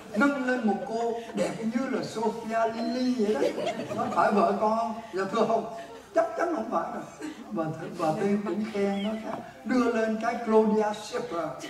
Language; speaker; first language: Vietnamese; native; Vietnamese